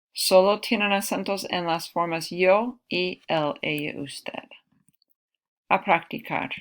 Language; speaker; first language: Spanish; non-native, fluent; English